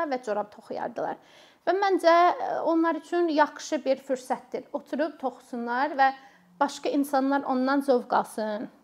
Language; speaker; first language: Azerbaijani; non-native, fluent; English